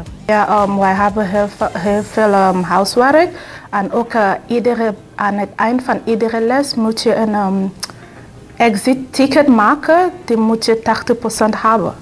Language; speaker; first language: Dutch; non-native, learner; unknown